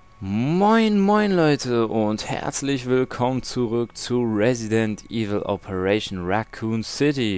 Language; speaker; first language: German; native; German